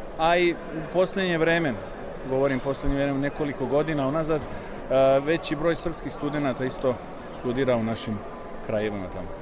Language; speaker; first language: Serbian; early bilingual, heritage; Serbian